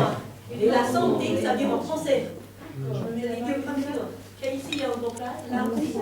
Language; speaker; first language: French; non-native, learner; Chinese